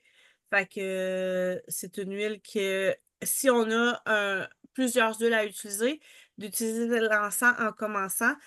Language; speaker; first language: French; native; French